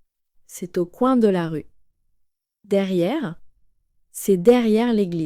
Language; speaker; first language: French; native; French